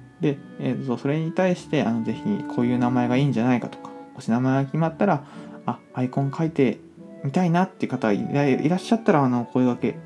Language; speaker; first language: Japanese; native; Japanese